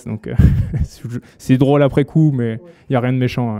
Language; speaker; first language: French; native; French